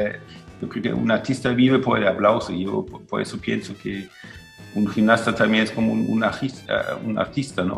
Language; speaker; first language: Spanish; non-native, fluent; German